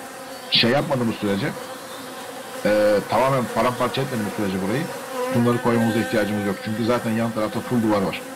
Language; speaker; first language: Turkish; native; Turkish